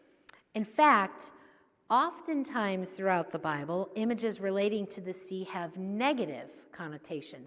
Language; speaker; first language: English; native; English